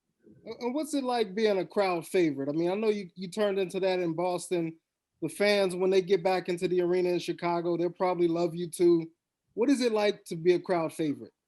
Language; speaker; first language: English; native; English